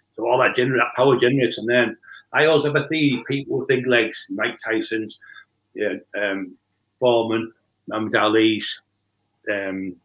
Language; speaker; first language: English; native; English